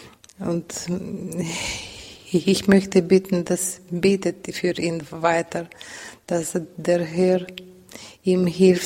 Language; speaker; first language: German; non-native, learner; Russian